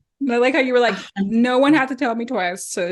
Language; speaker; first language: English; native; English